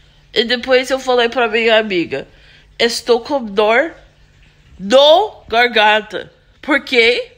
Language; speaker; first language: Portuguese; non-native, learner; English